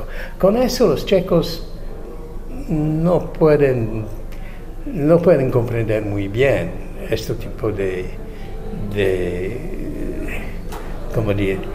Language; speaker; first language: Spanish; non-native, fluent; Czech